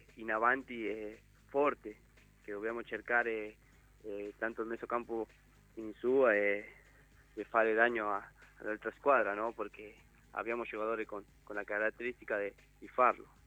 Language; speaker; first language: Italian; non-native, learner; Spanish